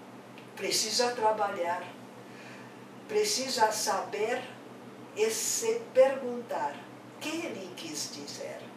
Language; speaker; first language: Portuguese; non-native, fluent; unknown